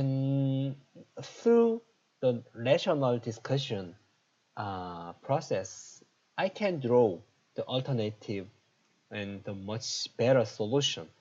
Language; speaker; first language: English; non-native, learner; Korean